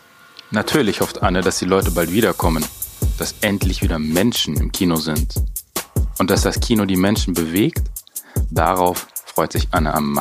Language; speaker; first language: German; native; German